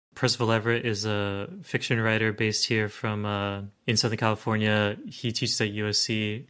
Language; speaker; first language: English; native; English